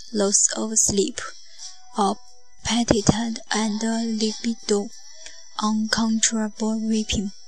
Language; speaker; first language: English; non-native, learner; Chinese